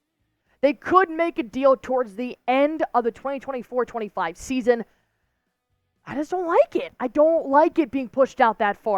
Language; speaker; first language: English; native; English